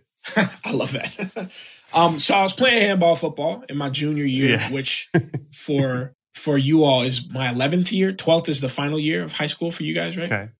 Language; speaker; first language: English; native; English